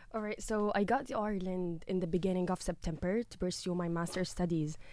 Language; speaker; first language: English; non-native, fluent; Arabic